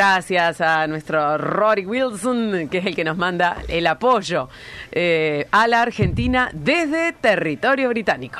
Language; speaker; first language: Spanish; native; Spanish